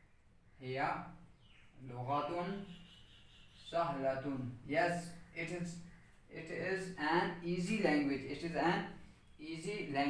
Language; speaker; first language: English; non-native, local second language; Urdu